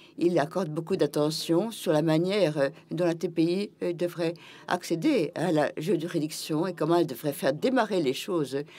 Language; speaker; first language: French; non-native, fluent; German